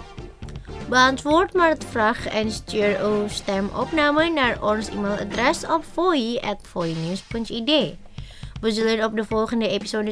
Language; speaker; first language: Dutch; non-native, learner; Indonesian